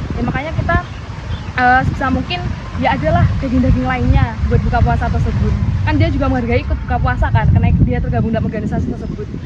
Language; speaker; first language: Indonesian; non-native, local second language; Javanese